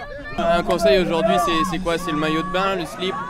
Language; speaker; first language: French; native; French